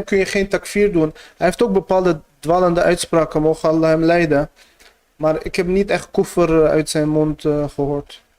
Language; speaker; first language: Dutch; early bilingual, other home language; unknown